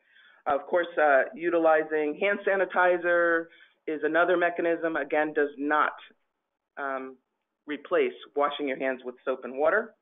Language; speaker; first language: English; native; English